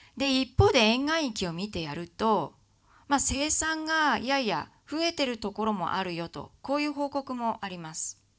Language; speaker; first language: Japanese; native; Japanese